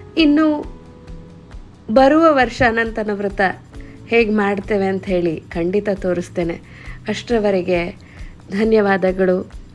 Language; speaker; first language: Kannada; non-native, local second language; Tulu